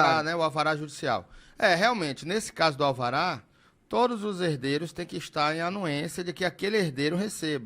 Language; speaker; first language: Portuguese; native; Portuguese